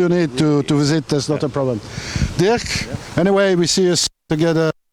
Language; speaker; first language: English; non-native, fluent; French